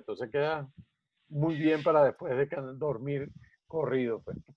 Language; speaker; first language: Spanish; native; Spanish